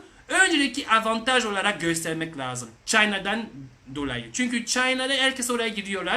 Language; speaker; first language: Turkish; non-native, learner; French